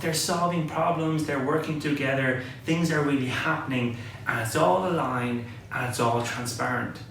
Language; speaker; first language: English; native; English